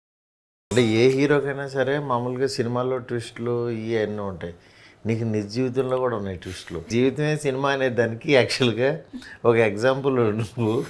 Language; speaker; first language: Telugu; native; Telugu